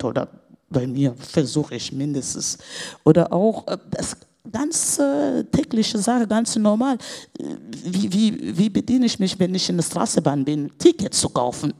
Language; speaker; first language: German; non-native, fluent; Portuguese